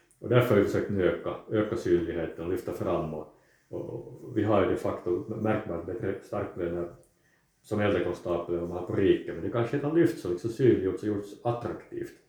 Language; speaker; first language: Swedish; native; Swedish